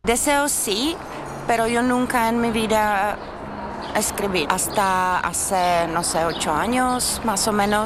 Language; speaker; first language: Spanish; non-native, fluent; Czech